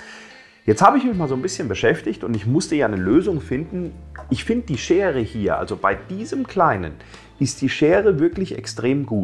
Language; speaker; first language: German; native; German